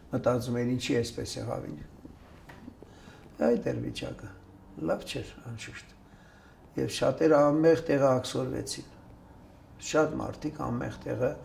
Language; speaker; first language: Armenian; early bilingual, other home language; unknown